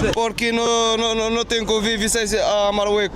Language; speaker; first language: Spanish; non-native, learner; Arabic